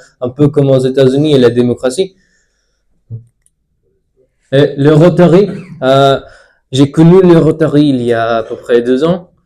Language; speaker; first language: French; non-native, learner; Spanish